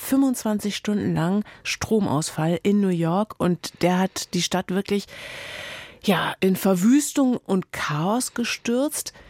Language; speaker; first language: German; native; German